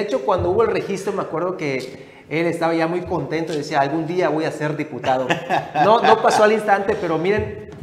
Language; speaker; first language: Spanish; native; Spanish